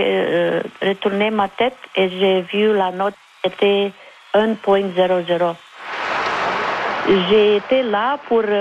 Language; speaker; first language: French; non-native, fluent; Romanian